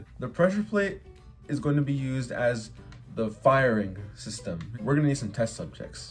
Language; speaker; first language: English; native; English